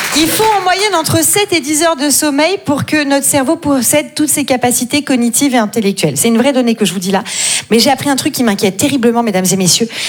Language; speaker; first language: French; native; French